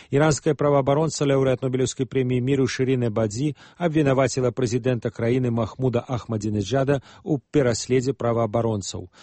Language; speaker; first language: Belarusian; native; Belarusian